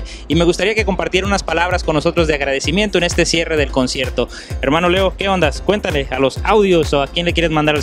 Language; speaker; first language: Spanish; native; Spanish